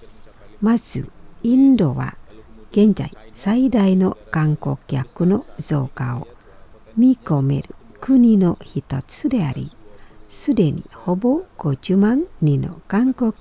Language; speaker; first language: Japanese; non-native, fluent; Indonesian